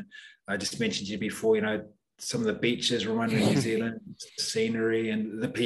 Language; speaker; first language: English; native; English